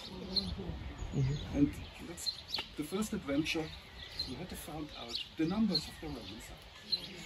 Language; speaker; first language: English; non-native, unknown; German